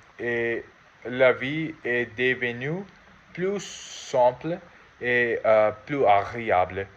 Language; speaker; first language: French; non-native, learner; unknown